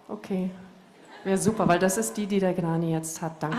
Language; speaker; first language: German; native; German